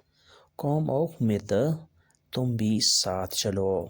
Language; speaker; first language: German; non-native, learner; Urdu